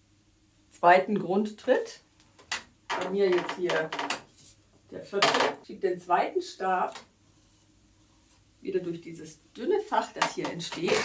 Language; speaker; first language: German; native; German